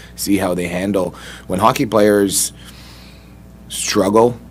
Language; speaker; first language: English; native; English